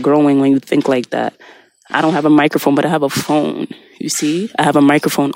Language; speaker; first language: English; native; English